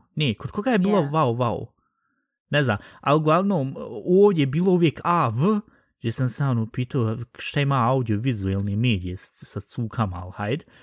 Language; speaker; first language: Bosnian; native; Bosnian